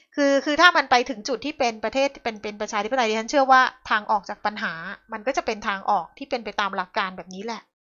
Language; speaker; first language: Thai; native; Thai